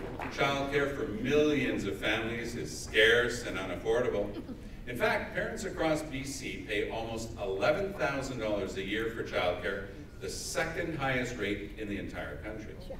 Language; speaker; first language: English; early bilingual, other home language; French